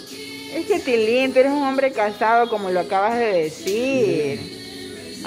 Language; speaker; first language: Spanish; native; Spanish